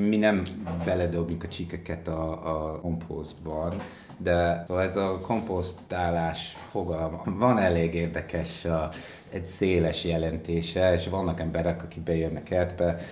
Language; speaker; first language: Hungarian; non-native, fluent; English